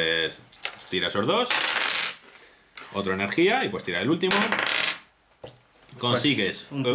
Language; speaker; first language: Spanish; native; Spanish